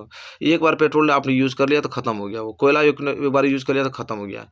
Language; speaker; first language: Hindi; native; Hindi